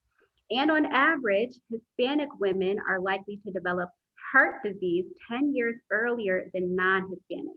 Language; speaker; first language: English; native; English